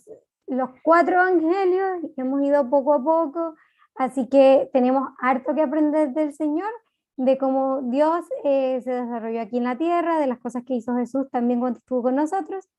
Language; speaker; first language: Spanish; native; Spanish